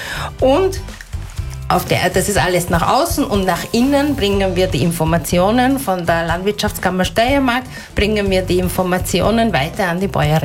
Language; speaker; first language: German; native; German